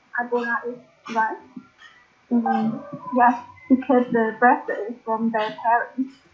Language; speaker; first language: English; non-native, learner; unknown